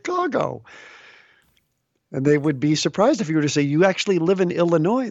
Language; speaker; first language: English; native; English